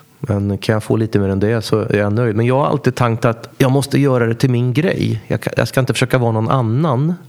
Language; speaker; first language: Swedish; native; Swedish